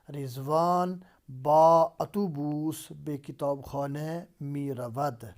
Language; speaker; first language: Persian; non-native, fluent; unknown